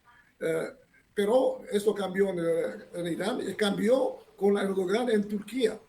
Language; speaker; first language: Spanish; non-native, fluent; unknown